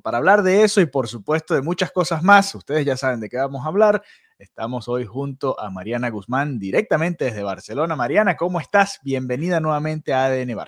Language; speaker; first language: Spanish; native; Spanish